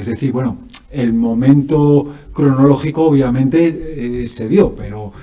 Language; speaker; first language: Spanish; native; Spanish